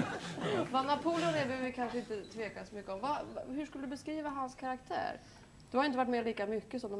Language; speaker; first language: Swedish; native; Swedish